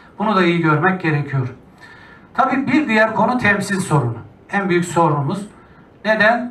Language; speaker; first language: Turkish; native; Turkish